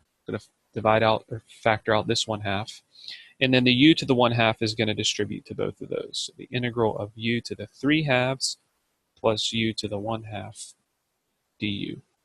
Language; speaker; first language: English; native; English